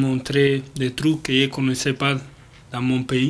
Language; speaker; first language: French; non-native, learner; Spanish